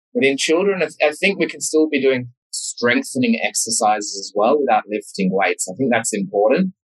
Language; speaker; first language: English; native; English